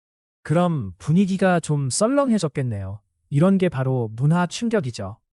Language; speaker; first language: Korean; non-native, fluent; Chinese